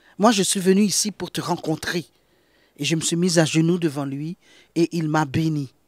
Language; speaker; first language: French; non-native, local second language; Haitian Creole